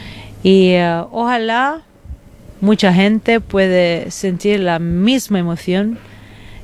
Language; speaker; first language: Spanish; non-native, fluent; Italian